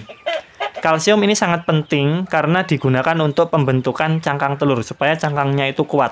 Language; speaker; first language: Indonesian; native; Indonesian